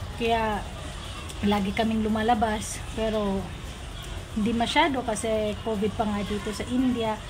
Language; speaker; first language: Filipino; non-native, local second language; Cebuano